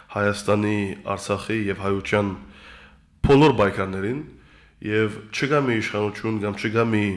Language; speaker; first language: Armenian; early bilingual, heritage; Armenian